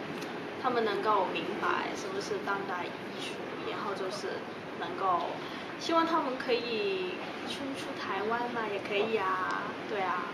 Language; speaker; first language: Chinese; non-native, local second language; Cantonese